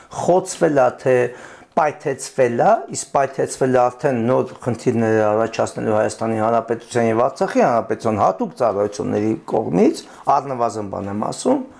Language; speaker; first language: Armenian; native; Armenian